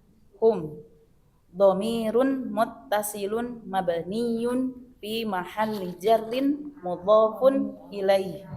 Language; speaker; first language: Arabic; non-native, learner; Indonesian